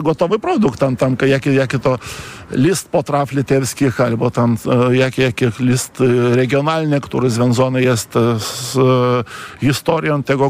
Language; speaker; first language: Polish; non-native, fluent; Lithuanian